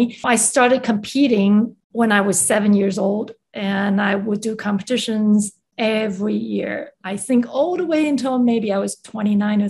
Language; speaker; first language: English; non-native, fluent; Chinese